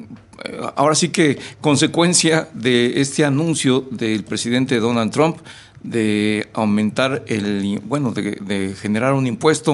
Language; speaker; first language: Spanish; native; Spanish